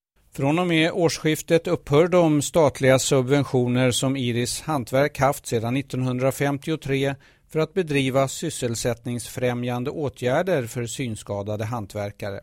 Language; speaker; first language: Swedish; native; Swedish